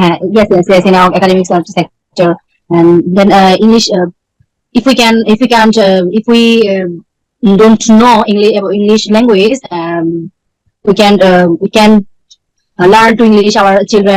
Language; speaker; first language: English; non-native, learner; Bangla